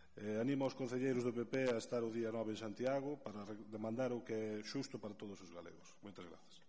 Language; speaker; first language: Galician; native; Galician